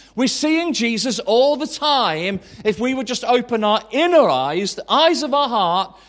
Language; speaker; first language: English; native; English